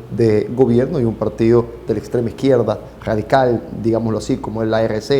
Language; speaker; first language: Spanish; native; Spanish